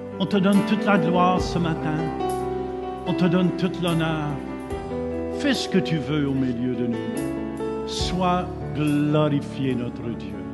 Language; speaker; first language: French; native; French